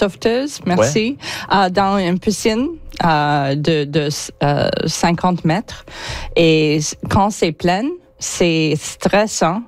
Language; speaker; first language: French; non-native, learner; English